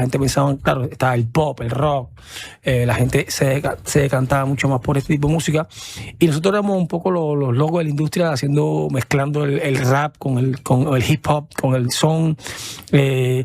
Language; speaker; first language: Spanish; native; Spanish